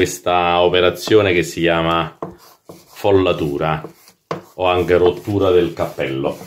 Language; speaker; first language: Italian; native; Italian